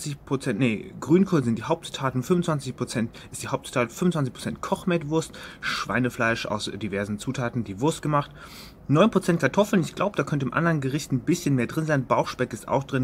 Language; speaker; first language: German; native; German